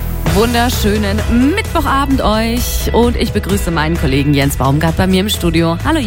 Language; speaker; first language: German; native; German